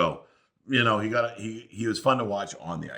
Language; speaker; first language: English; native; English